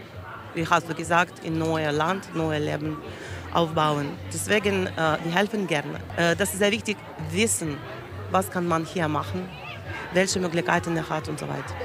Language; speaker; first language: German; non-native, learner; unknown